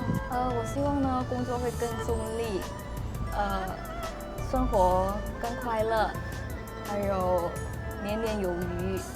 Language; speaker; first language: Chinese; non-native, fluent; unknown